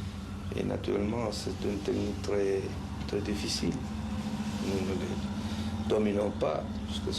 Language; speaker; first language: French; non-native, fluent; Spanish